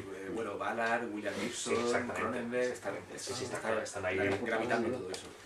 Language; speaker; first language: Spanish; native; Spanish